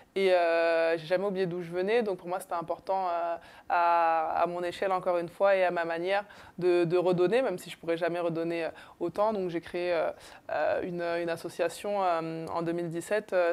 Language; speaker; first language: French; native; French